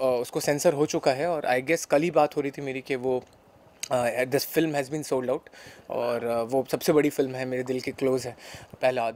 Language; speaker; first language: Hindi; native; Hindi